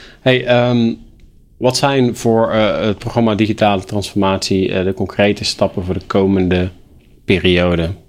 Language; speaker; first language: Dutch; native; Dutch